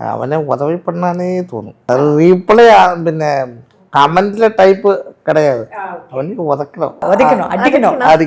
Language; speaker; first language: Tamil; non-native, local second language; Malayalam